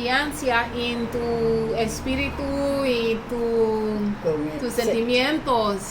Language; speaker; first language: Spanish; early bilingual, heritage; English